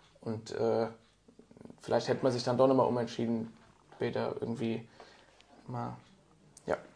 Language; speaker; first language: German; native; German